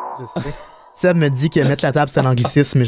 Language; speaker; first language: French; native; French